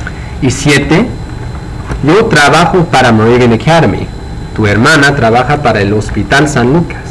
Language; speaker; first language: Spanish; non-native, fluent; English